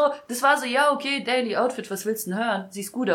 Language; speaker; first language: German; early bilingual, other home language; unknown